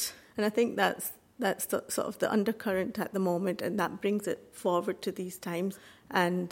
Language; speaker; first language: English; native; English